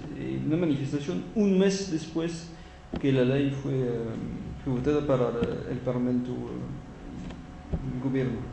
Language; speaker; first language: Spanish; non-native, fluent; French